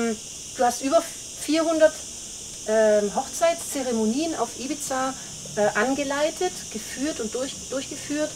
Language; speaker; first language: German; native; German